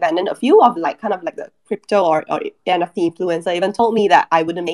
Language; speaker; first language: English; non-native, local second language; Chinese